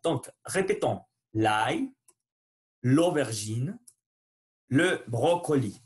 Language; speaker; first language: French; non-native, learner; Spanish